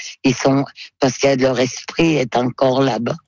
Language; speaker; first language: French; non-native, local second language; Innu-aimun